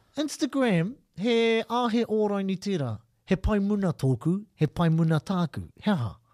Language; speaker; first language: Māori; non-native, local second language; English